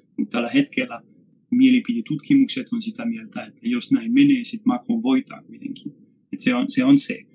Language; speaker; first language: Finnish; non-native, fluent; French